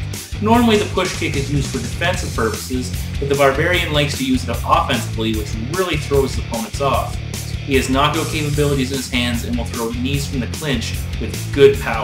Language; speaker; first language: English; native; English